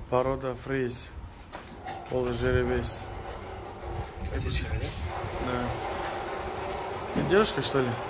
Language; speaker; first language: Russian; non-native, local second language; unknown